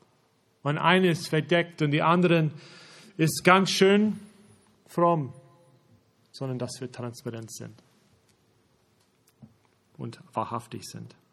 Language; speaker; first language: German; non-native, fluent; English